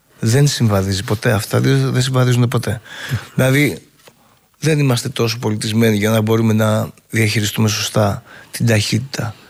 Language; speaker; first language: Greek; native; Greek